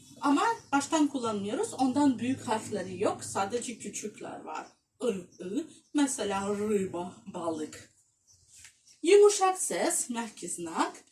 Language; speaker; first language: Turkish; non-native, fluent; Russian